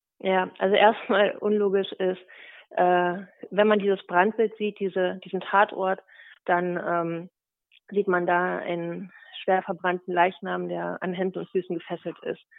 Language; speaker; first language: German; native; German